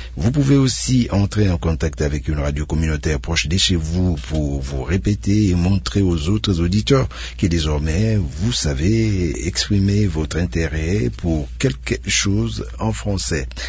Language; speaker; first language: French; non-native, local second language; Lingala